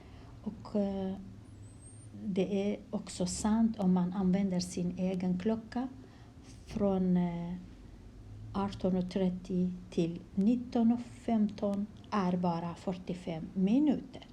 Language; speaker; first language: Swedish; non-native, fluent; Kurdish